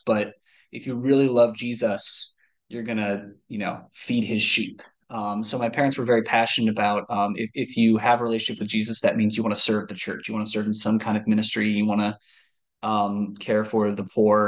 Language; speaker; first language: English; native; English